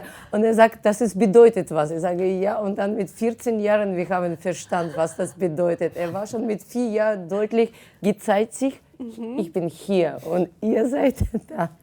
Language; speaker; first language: German; non-native, fluent; Russian